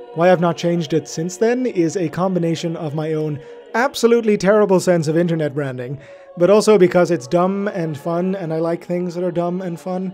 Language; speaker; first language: English; native; English